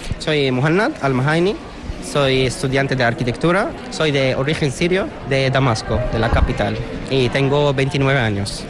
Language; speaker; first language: Spanish; non-native, fluent; Arabic